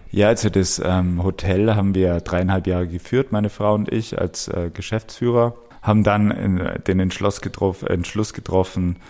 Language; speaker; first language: German; native; German